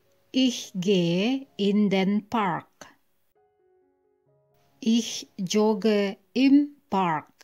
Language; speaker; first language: German; non-native, fluent; Indonesian